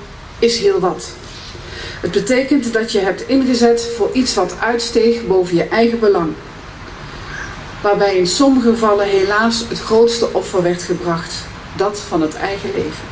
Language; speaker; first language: Dutch; native; Dutch